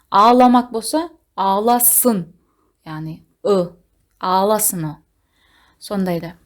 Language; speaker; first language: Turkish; non-native, fluent; Kazakh